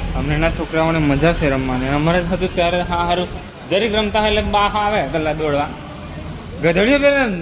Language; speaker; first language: Gujarati; non-native, local second language; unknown